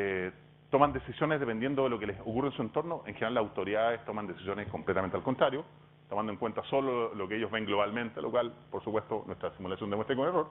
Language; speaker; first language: Spanish; native; Spanish